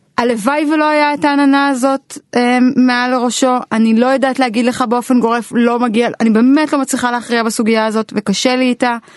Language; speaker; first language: Hebrew; native; Hebrew